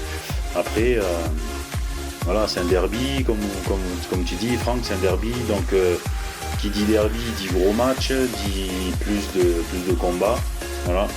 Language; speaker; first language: French; native; French